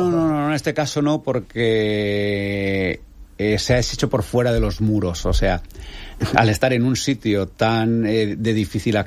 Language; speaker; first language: Spanish; native; Spanish